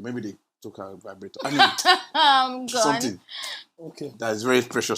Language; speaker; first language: English; non-native, local second language; Yoruba